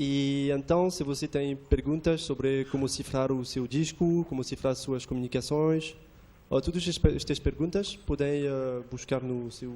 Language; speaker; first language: Portuguese; non-native, fluent; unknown